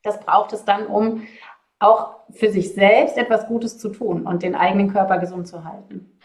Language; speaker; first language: German; native; German